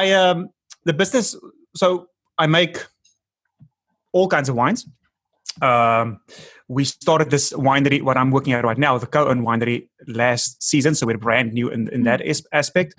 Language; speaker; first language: English; non-native, local second language; Afrikaans